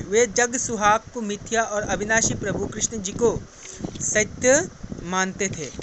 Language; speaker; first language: Hindi; non-native, local second language; Assamese